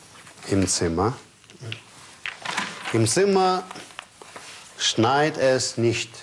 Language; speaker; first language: German; non-native, fluent; Russian